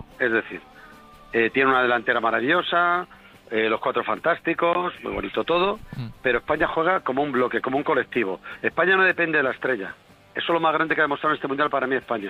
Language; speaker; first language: Spanish; native; Spanish